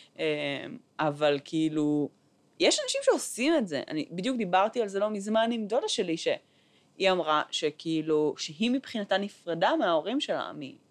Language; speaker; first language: Hebrew; native; Hebrew